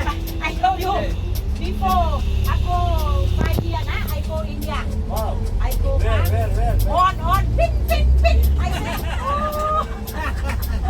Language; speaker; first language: English; non-native, learner; Thai